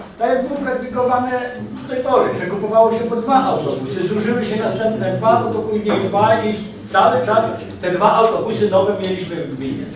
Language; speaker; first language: Polish; native; Polish